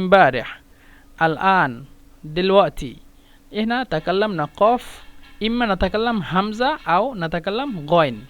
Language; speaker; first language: Arabic; non-native, fluent; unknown